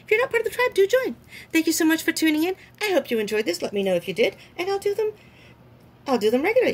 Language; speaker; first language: English; native; English